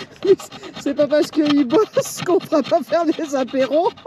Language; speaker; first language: French; native; French